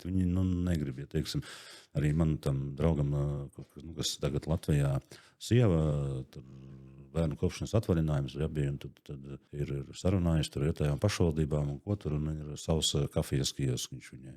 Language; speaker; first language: Latvian; native; Latvian